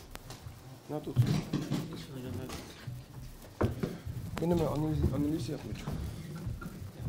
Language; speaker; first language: Turkish; early bilingual, heritage; Turkish